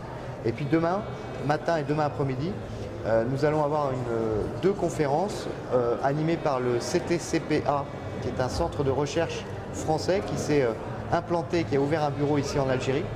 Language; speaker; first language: French; native; French